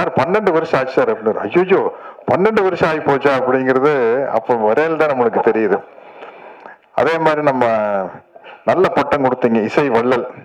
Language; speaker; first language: Tamil; native; Tamil